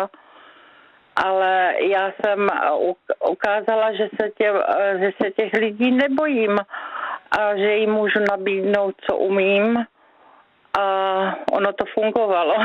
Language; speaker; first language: Czech; native; Czech